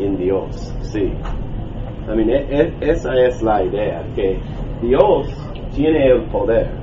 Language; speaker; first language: Spanish; non-native, learner; English